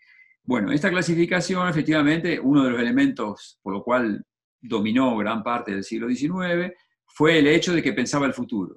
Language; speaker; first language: Spanish; native; Spanish